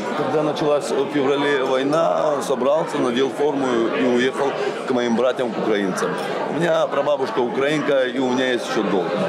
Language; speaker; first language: Russian; non-native, local second language; Georgian